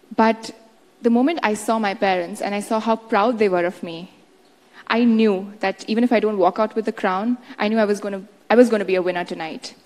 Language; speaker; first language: English; non-native, local second language; Hindi